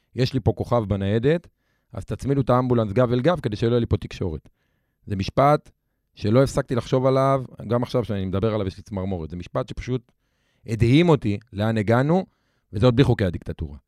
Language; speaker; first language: Hebrew; native; Hebrew